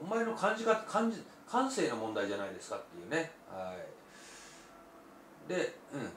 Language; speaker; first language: Japanese; native; Japanese